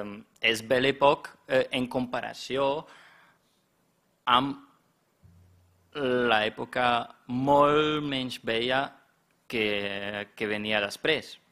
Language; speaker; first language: Catalan; non-native, fluent; German